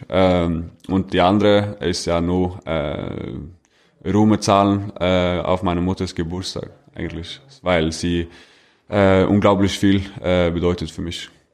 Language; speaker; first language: German; non-native, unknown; Norwegian